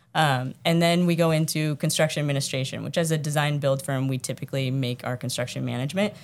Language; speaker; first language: English; native; English